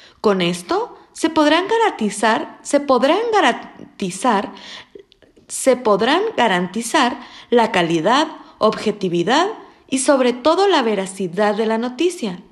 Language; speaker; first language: Spanish; native; Spanish